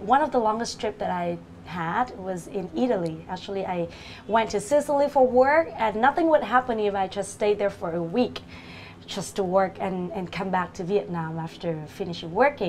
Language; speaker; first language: English; non-native, fluent; Vietnamese